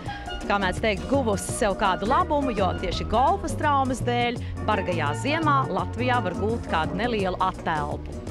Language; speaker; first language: Latvian; native; Latvian